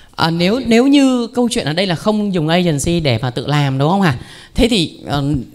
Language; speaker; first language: Vietnamese; native; Vietnamese